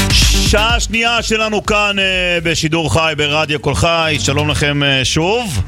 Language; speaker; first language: Hebrew; native; Hebrew